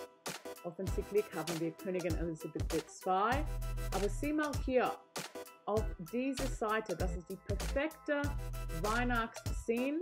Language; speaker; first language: German; non-native, learner; English